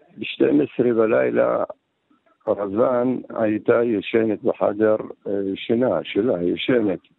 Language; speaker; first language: Hebrew; non-native, local second language; Arabic